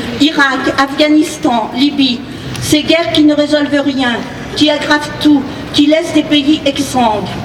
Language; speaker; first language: French; native; French